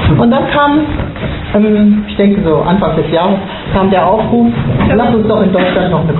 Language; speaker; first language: German; native; German